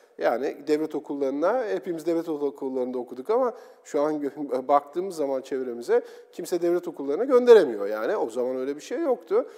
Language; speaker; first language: Turkish; native; Turkish